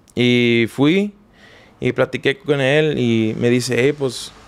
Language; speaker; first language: Spanish; native; Spanish